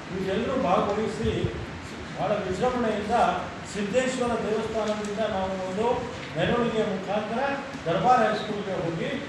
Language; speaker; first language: Kannada; non-native, local second language; Lambadi